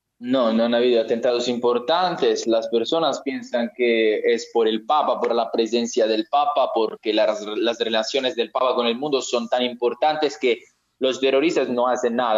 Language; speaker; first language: Spanish; non-native, learner; Italian